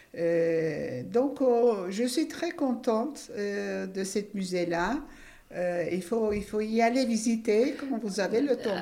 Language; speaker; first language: French; non-native, fluent; Turkish